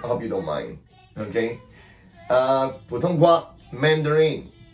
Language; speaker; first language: English; non-native, local second language; Cantonese